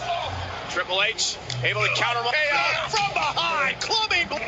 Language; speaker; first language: English; native; English